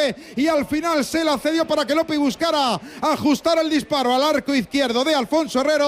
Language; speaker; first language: Spanish; native; Spanish